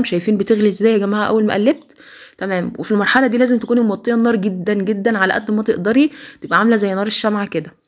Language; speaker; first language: Arabic; native; Arabic